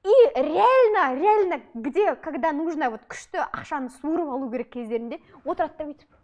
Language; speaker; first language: Russian; non-native, local second language; Kazakh